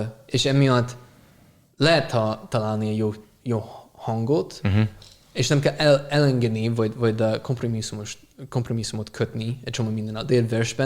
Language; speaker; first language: Hungarian; non-native, fluent; English